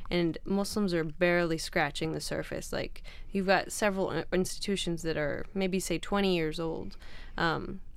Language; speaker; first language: English; non-native, fluent; Arabic